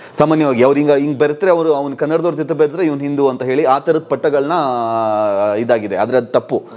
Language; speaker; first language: Kannada; non-native, local second language; Urdu